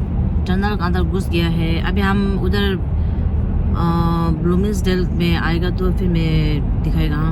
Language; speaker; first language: Hindi; non-native, local second language; Tibetan